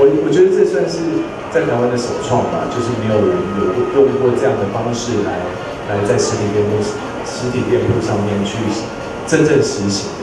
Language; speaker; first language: Chinese; native; Chinese